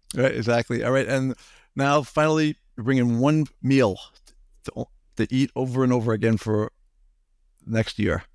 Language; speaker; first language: English; native; English